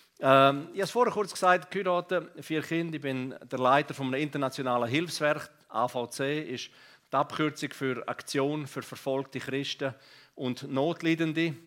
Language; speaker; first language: German; non-native, local second language; Romansh